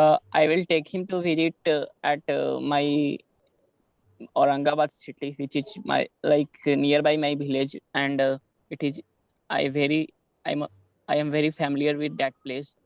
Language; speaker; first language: English; non-native, learner; Hindi